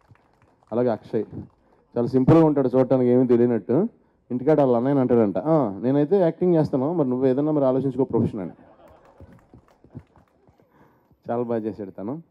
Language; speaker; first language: Telugu; native; Telugu